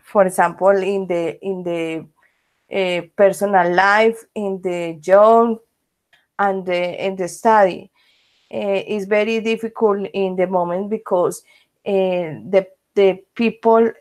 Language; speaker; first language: English; non-native, learner; Spanish